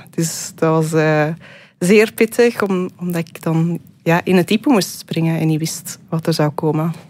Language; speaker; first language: Dutch; native; Dutch